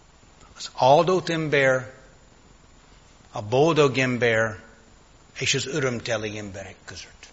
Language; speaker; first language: Hungarian; non-native, fluent; English